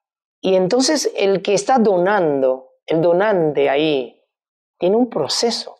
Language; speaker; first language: Spanish; non-native, fluent; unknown